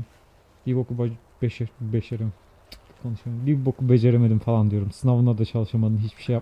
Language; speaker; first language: Turkish; native; Turkish